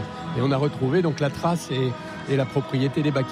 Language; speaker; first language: French; native; French